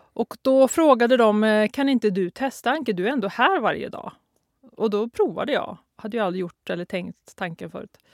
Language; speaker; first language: Swedish; native; Swedish